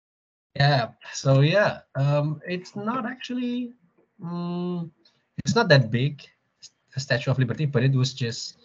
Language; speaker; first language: English; non-native, fluent; Indonesian